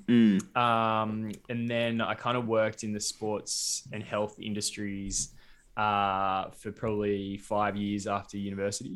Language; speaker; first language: English; native; English